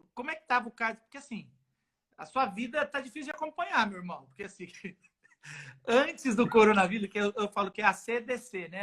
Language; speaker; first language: Portuguese; native; Portuguese